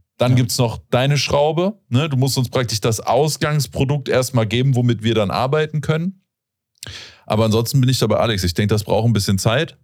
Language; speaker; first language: German; native; German